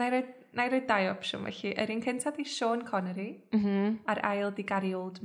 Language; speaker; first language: Welsh; native; Welsh